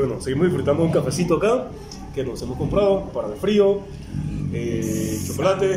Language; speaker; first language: Spanish; native; Spanish